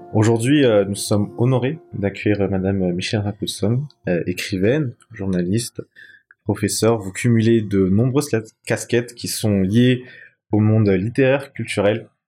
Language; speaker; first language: French; non-native, local second language; Malagasy